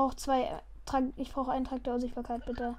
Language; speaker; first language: German; native; German